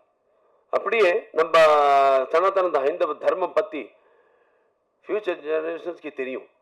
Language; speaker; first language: Tamil; non-native, learner; Telugu